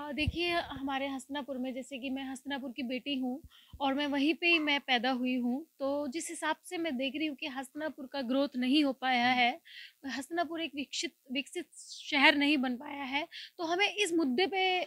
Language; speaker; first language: Hindi; native; Hindi